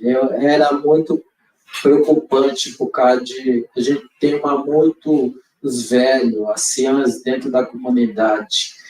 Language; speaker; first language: Portuguese; non-native, local second language; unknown